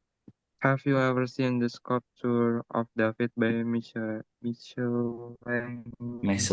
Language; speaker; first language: English; non-native, learner; Indonesian